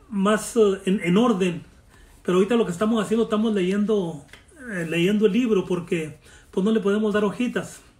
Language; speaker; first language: Spanish; native; Spanish